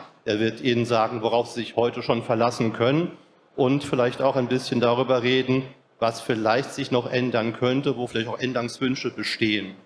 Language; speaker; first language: German; native; German